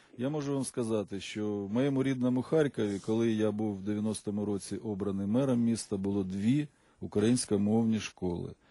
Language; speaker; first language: Ukrainian; non-native, local second language; Russian